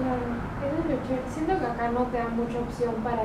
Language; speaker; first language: Spanish; native; Spanish